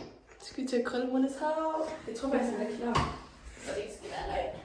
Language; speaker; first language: Danish; native; Danish